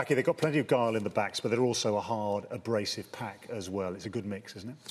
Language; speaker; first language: English; native; English